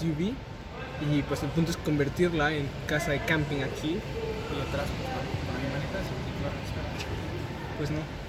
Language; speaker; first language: Spanish; native; Spanish